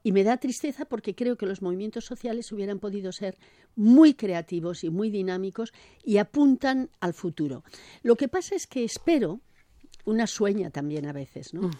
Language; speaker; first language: Spanish; native; Spanish